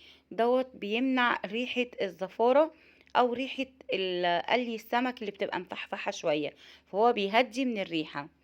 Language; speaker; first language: Arabic; native; Arabic